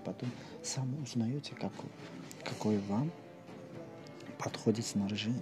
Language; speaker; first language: Russian; non-native, local second language; Uzbek